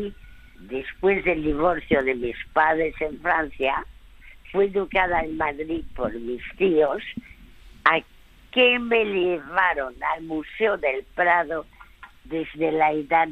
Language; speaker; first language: Spanish; early bilingual, other home language; French